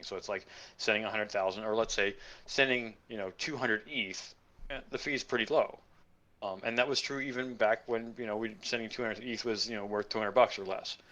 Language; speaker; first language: English; native; English